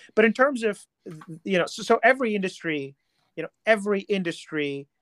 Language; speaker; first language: English; non-native, local second language; Hindi